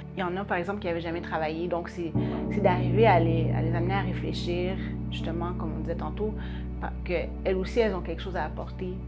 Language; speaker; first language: French; native; French